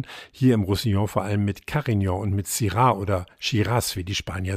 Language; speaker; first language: German; native; German